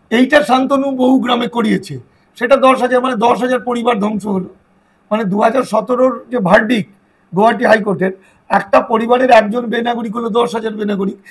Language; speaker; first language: Bangla; native; Bangla